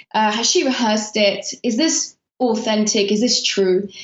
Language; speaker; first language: English; early bilingual, other home language; Persian